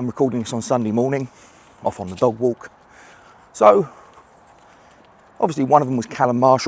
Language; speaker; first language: English; native; English